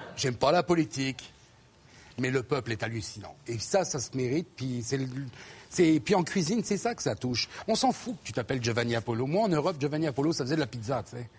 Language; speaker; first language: French; native; French